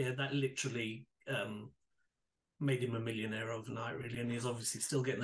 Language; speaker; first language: English; native; English